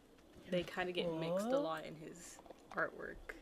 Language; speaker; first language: English; native; English